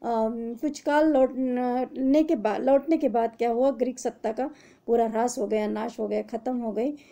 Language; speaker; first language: Hindi; non-native, local second language; Marathi